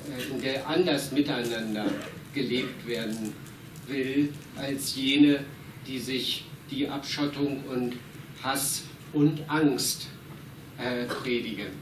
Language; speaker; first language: German; native; German